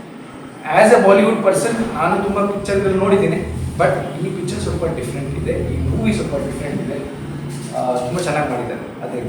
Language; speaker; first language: Kannada; non-native, local second language; Tulu